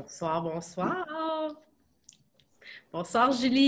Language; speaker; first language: French; native; French